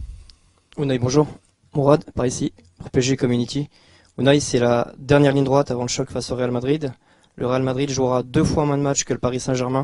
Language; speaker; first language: French; native; French